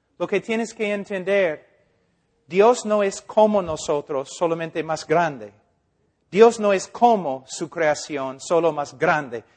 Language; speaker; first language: Spanish; non-native, fluent; English